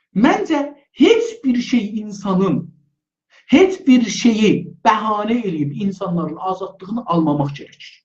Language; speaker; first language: Azerbaijani; native; Azerbaijani